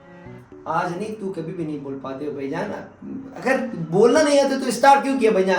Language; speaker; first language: Hindi; non-native, local second language; Pashto